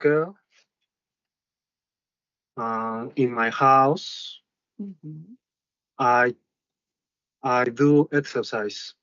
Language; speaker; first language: English; non-native, learner; Spanish